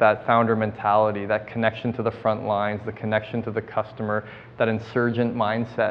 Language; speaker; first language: English; native; English